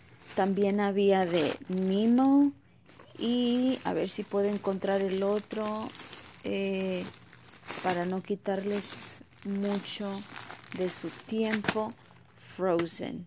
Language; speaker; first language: Spanish; early bilingual, heritage; Spanish